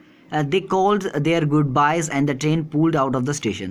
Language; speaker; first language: English; non-native, local second language; Bangla